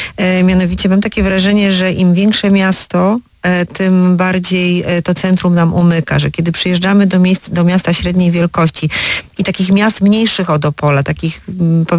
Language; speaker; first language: Polish; native; Polish